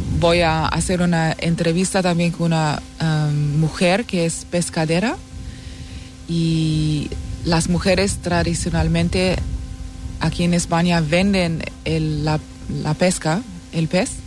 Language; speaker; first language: Spanish; non-native, fluent; German